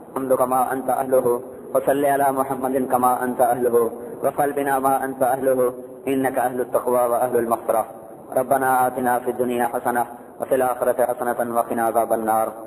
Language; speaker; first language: Urdu; non-native, local second language; Punjabi